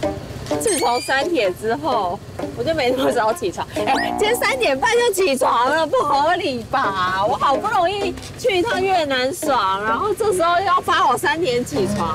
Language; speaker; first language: Chinese; native; Chinese